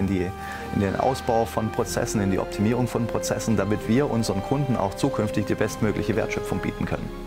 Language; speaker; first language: German; native; German